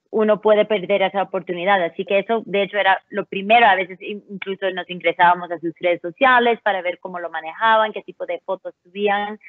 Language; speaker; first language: Spanish; early bilingual, heritage; Spanish